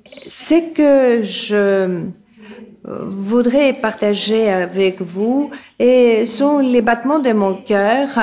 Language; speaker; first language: French; non-native, fluent; Greek